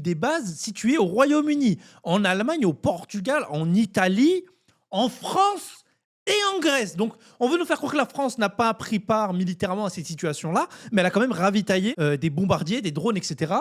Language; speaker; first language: French; native; French